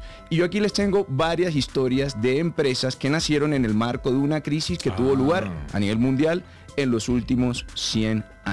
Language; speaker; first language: Spanish; native; Spanish